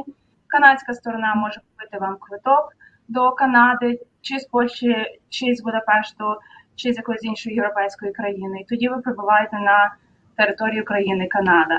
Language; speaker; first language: Ukrainian; native; Ukrainian